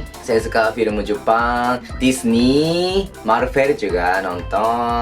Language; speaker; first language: Indonesian; non-native, learner; Japanese